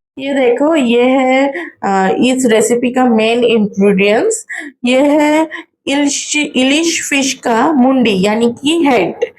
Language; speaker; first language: Hindi; non-native, local second language; Bangla